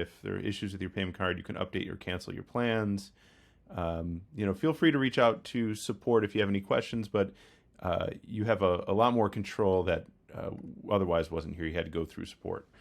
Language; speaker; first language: English; native; English